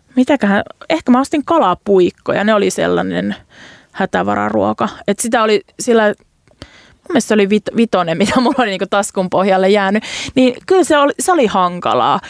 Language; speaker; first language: Finnish; native; Finnish